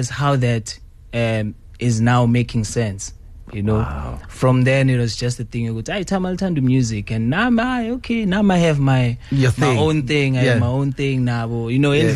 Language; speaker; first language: English; non-native, local second language; Zulu